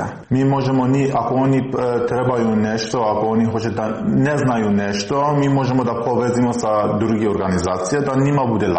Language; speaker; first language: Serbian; non-native, learner; Persian